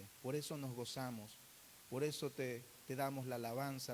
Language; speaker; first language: Spanish; native; Spanish